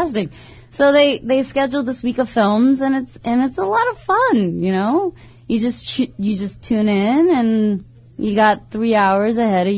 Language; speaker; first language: English; native; English